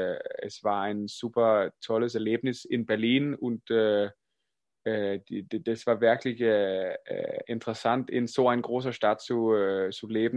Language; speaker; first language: German; non-native, fluent; Danish